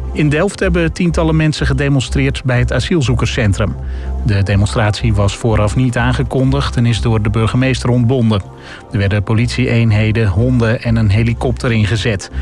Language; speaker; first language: Dutch; native; Dutch